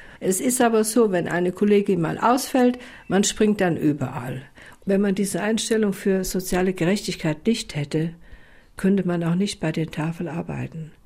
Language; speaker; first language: German; native; German